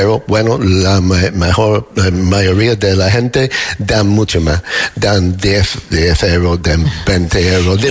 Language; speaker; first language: Spanish; non-native, learner; English